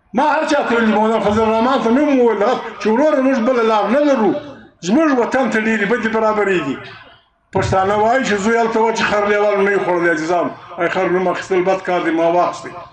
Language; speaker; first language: Pashto; native; Pashto